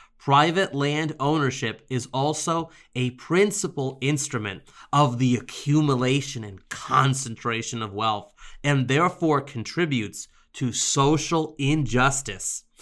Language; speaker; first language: English; native; English